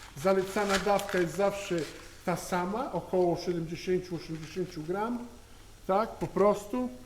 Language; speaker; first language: Polish; non-native, learner; Italian